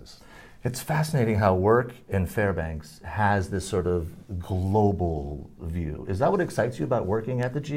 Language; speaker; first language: English; native; English